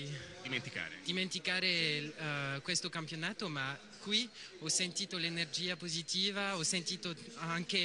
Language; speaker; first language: Italian; non-native, learner; French